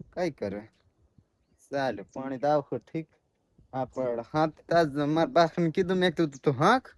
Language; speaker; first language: Hindi; non-native, local second language; Gujarati